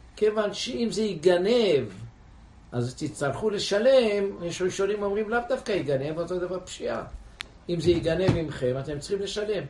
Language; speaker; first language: Hebrew; non-native, fluent; English